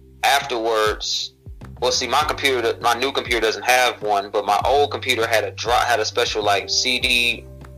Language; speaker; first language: English; native; English